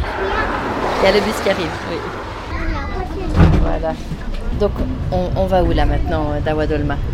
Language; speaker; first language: French; native; French